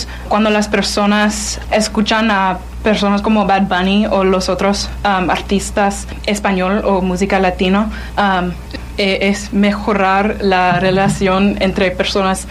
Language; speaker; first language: Spanish; non-native, learner; English